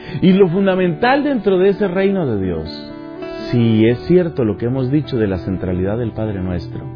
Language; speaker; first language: Spanish; native; Spanish